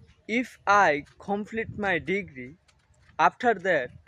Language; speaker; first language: English; non-native, learner; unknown